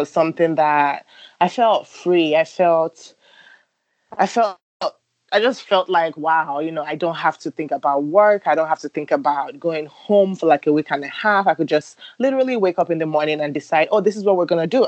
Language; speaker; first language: English; non-native, local second language; Yoruba